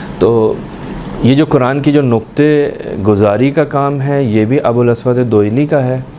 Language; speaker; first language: Urdu; native; Urdu